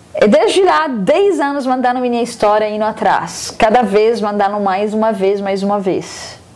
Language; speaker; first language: Portuguese; non-native, fluent; Arabic